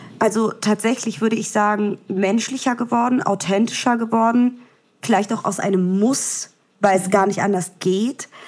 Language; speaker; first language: German; early bilingual, other home language; Vietnamese